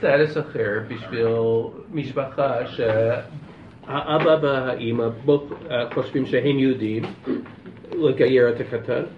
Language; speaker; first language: Hebrew; non-native, fluent; English